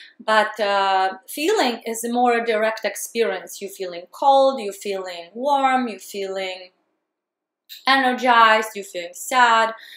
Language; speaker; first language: English; non-native, fluent; Polish